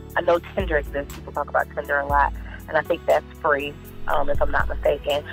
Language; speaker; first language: English; native; English